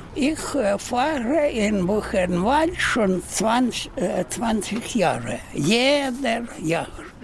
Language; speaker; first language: German; non-native, learner; Russian